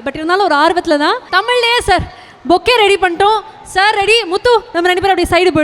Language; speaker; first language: Tamil; native; Tamil